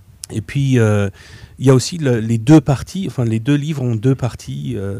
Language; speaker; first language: French; non-native, fluent; English